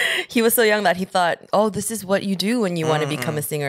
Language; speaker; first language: English; early bilingual, other home language; Korean